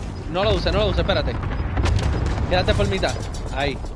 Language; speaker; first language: Spanish; early bilingual, heritage; Spanish